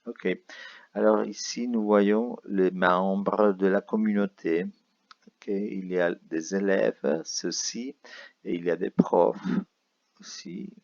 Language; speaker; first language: French; non-native, fluent; Spanish